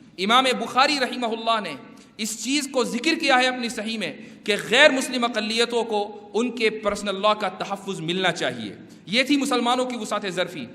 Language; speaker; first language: Urdu; native; Urdu